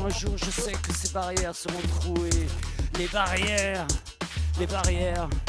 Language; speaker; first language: French; native; French